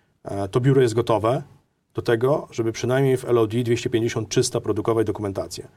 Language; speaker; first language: Polish; native; Polish